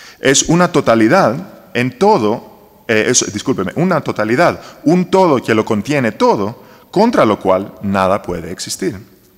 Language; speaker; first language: Spanish; non-native, fluent; Greek